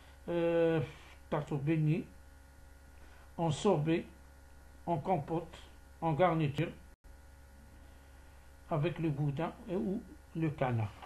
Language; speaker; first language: French; non-native, local second language; Arabic